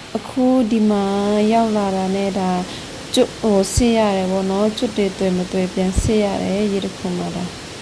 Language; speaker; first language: Burmese; native; Burmese